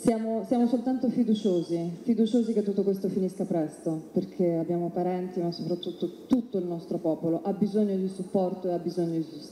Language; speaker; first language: Italian; early bilingual, other home language; Ukrainian